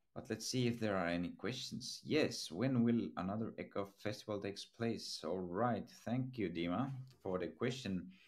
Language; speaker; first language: English; non-native, fluent; Estonian